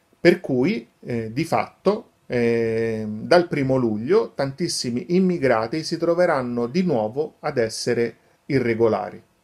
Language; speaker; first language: Italian; native; Italian